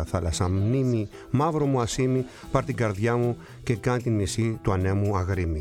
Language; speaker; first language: Greek; native; Greek